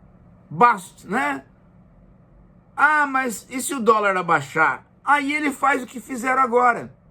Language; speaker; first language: Portuguese; native; Portuguese